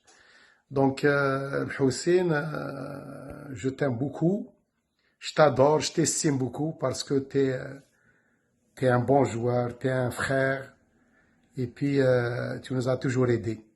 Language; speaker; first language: French; non-native, local second language; Kabyle